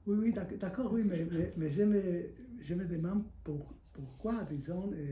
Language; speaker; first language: French; non-native, fluent; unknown